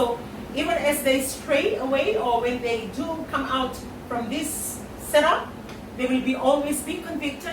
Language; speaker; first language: English; non-native, local second language; Filipino